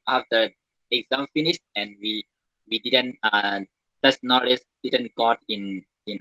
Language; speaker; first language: English; non-native, learner; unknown